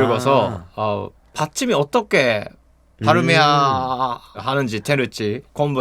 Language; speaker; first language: Korean; non-native, fluent; Japanese